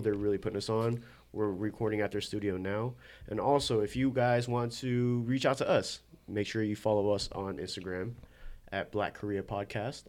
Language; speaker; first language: English; early bilingual, other home language; Korean